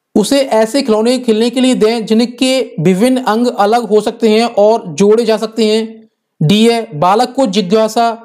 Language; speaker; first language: Hindi; native; Hindi